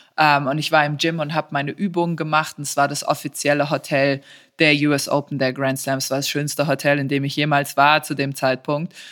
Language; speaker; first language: German; early bilingual, other home language; Serbian